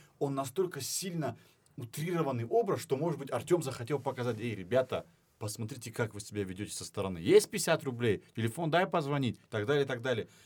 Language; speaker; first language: Russian; non-native, local second language; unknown